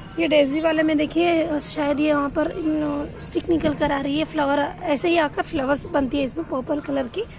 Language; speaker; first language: Hindi; native; Hindi